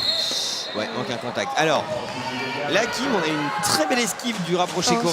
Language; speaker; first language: French; native; French